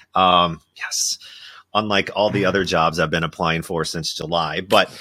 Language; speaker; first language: English; native; English